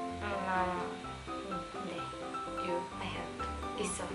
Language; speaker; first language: Korean; non-native, learner; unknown